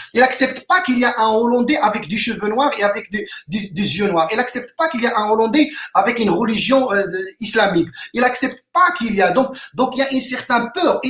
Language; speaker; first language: French; non-native, local second language; Arabic